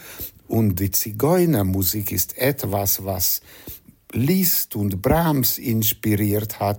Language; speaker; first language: German; non-native, fluent; Hungarian